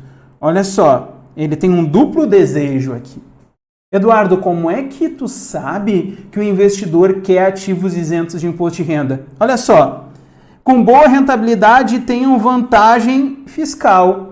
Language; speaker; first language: Portuguese; native; Portuguese